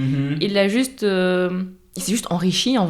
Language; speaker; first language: French; native; French